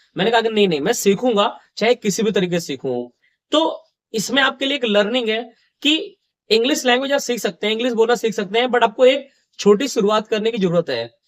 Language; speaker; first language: Hindi; native; Hindi